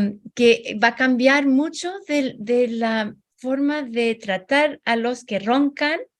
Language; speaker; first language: Spanish; non-native, fluent; English